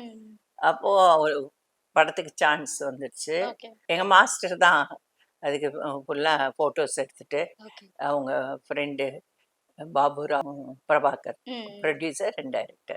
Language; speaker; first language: Tamil; non-native, local second language; Telugu